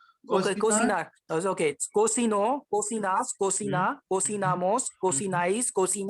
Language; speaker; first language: Spanish; non-native, learner; Hindi